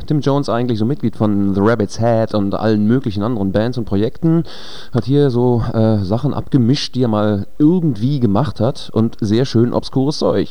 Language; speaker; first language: German; native; German